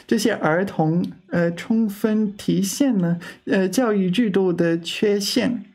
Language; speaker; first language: Chinese; non-native, fluent; English